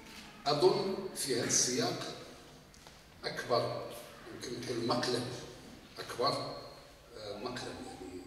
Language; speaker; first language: Arabic; native; Arabic